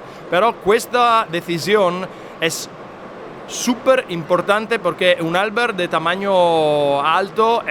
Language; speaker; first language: Spanish; non-native, fluent; Italian